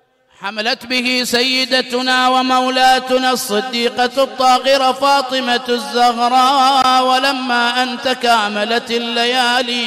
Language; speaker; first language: Arabic; native; Arabic